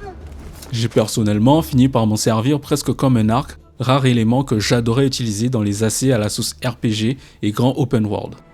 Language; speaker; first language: French; native; French